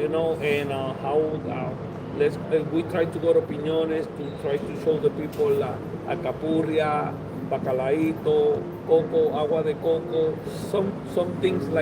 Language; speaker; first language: English; non-native, learner; Spanish